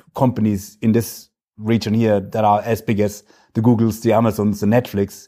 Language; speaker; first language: English; non-native, fluent; German